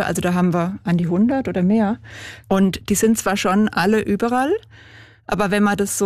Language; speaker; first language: German; native; German